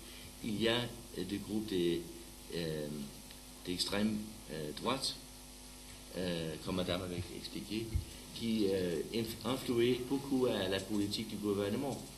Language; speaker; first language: French; non-native, learner; Danish